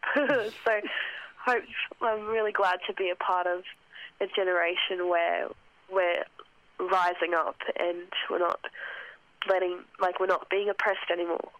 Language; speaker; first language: English; non-native, local second language; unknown